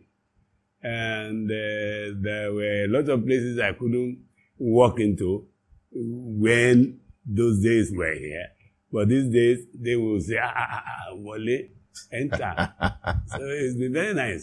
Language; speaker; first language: English; non-native, local second language; Yoruba